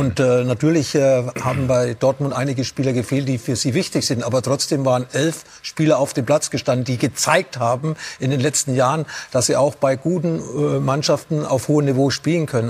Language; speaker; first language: German; native; German